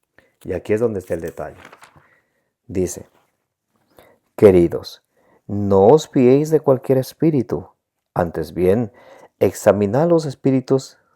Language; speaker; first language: Spanish; native; Spanish